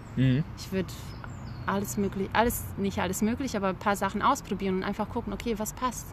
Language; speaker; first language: German; early bilingual, other home language; Bosnian